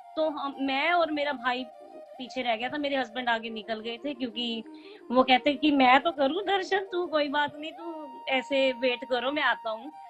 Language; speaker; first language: Hindi; native; Hindi